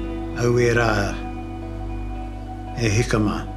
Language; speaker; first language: Māori; native; Māori